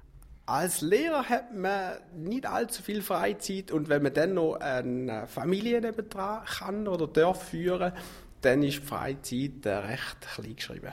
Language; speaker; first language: German; native; German